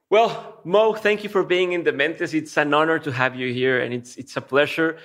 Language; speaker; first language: English; non-native, fluent; Spanish